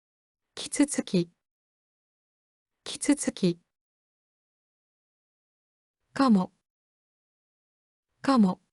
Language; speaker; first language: Japanese; native; Japanese